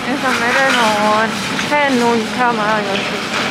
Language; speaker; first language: Korean; non-native, learner; Thai